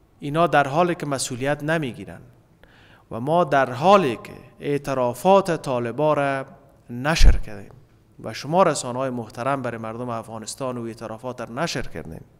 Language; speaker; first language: Persian; native; Persian